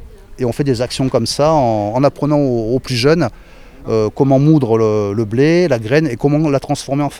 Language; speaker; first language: French; native; French